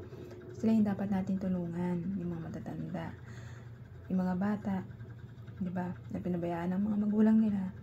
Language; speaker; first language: Filipino; native; Filipino